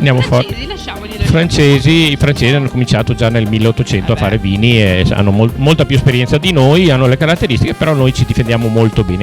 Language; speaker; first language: Italian; native; Italian